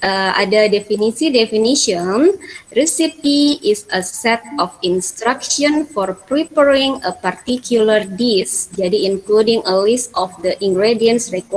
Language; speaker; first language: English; non-native, fluent; Indonesian